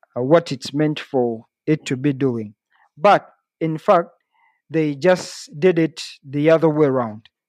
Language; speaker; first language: English; non-native, local second language; Ganda